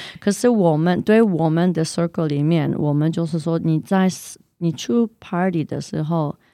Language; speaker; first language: Chinese; non-native, fluent; English